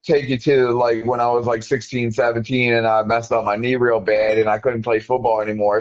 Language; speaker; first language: English; native; English